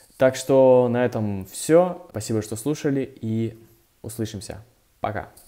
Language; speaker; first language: Russian; native; Russian